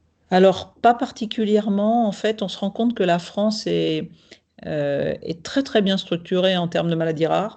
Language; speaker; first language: French; native; French